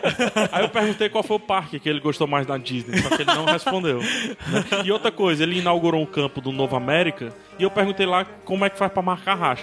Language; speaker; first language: Portuguese; native; Portuguese